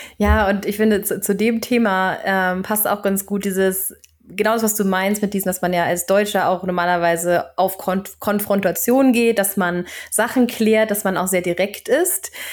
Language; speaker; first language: German; native; German